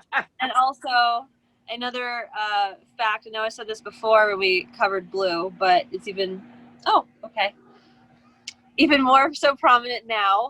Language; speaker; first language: English; native; English